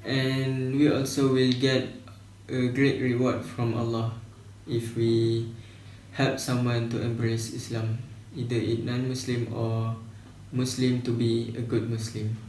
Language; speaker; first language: English; non-native, learner; Malay